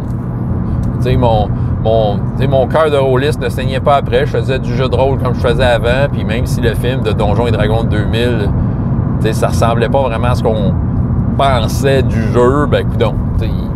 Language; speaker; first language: French; native; French